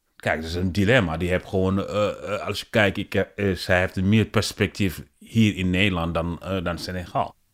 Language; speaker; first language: Dutch; non-native, learner; Wolof